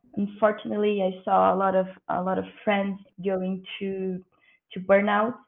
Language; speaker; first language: English; non-native, fluent; Portuguese